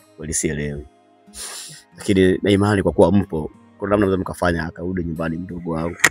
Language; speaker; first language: Swahili; native; Swahili